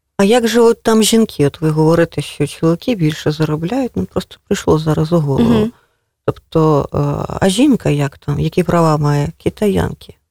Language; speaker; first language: Ukrainian; native; Ukrainian